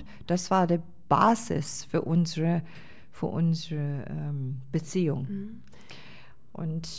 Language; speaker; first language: German; non-native, fluent; English